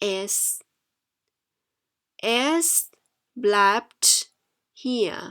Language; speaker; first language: German; non-native, fluent; Thai